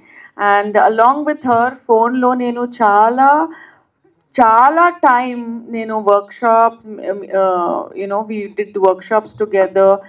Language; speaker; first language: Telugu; non-native, local second language; Hindi